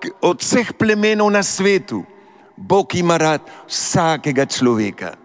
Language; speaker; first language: Slovenian; early bilingual, heritage; Slovenian